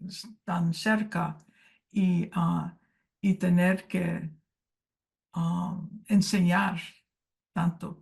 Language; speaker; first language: Spanish; early bilingual, heritage; Spanish